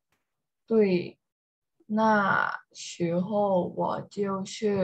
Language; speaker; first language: Chinese; non-native, learner; Thai